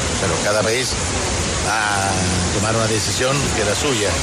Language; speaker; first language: Spanish; non-native, fluent; Italian